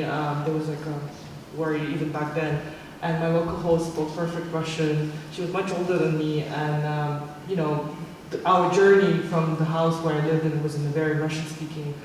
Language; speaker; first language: English; non-native, fluent; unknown